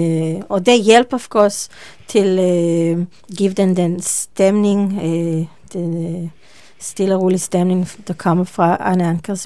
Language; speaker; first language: Danish; non-native, learner; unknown